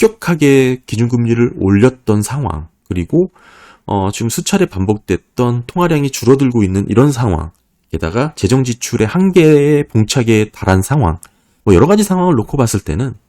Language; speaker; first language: Korean; native; Korean